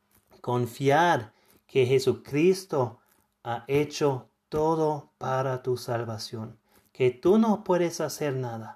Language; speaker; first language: Spanish; non-native, fluent; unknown